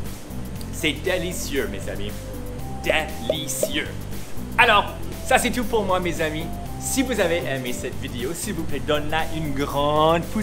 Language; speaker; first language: French; non-native, learner; English